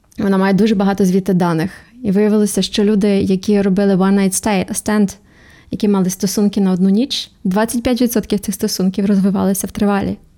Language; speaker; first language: Ukrainian; native; Ukrainian